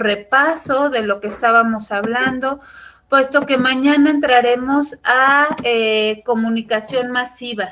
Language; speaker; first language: Spanish; native; Spanish